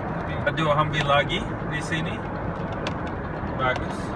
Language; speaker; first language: Indonesian; non-native, fluent; English